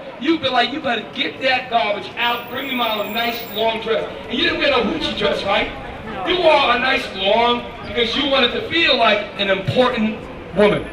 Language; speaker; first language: English; native; English